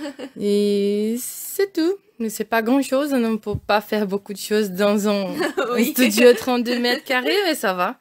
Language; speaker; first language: French; non-native, learner; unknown